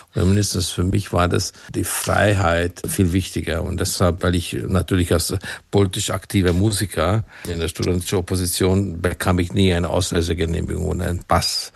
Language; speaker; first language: German; non-native, fluent; Hungarian